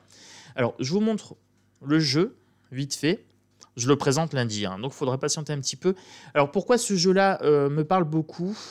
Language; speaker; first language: French; native; French